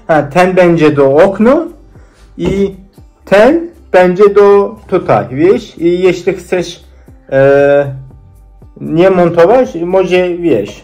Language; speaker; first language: Polish; non-native, learner; Turkish